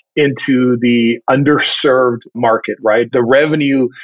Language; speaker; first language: English; native; English